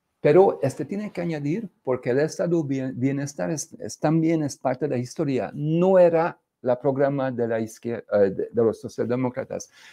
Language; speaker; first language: Spanish; non-native, fluent; Hungarian